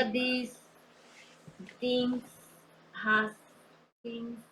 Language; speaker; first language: English; non-native, learner; Spanish